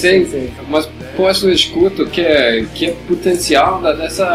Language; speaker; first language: Portuguese; non-native, learner; Norwegian